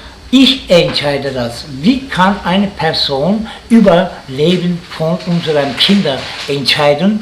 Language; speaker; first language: German; non-native, learner; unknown